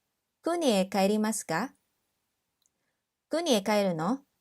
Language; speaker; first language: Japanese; non-native, fluent; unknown